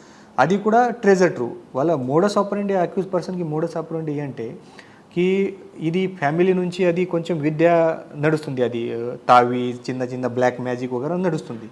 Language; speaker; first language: Telugu; non-native, learner; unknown